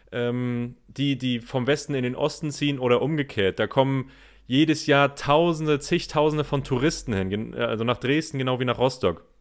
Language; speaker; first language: German; native; German